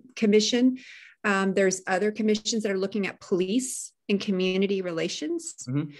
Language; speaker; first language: English; native; English